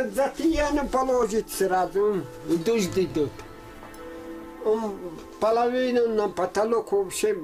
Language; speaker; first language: Russian; non-native, local second language; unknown